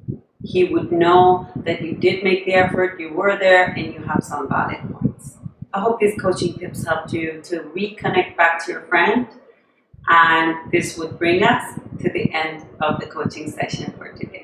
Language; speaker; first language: English; non-native, fluent; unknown